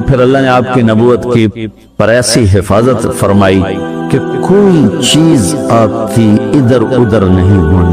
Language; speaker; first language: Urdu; non-native, local second language; Saraiki